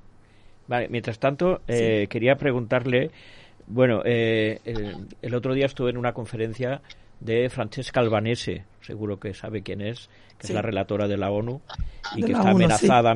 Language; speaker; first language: Spanish; native; Spanish